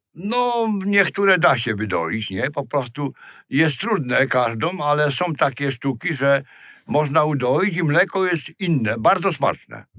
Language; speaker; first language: Polish; native; Polish